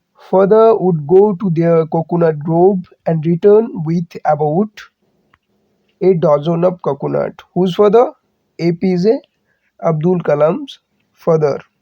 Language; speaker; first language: English; non-native, local second language; Bangla